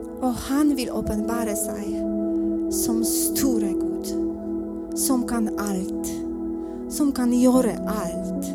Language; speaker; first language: Swedish; non-native, learner; Polish